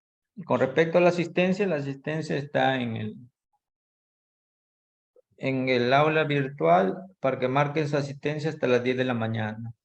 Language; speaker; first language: Spanish; native; Spanish